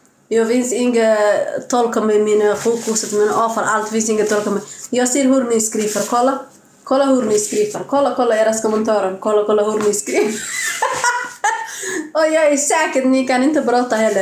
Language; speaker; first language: Swedish; non-native, learner; Somali